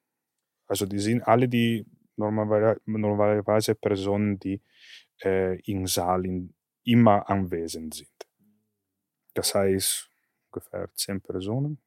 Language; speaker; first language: German; non-native, fluent; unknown